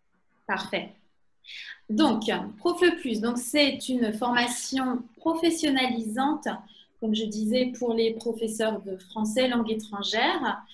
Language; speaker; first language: French; native; French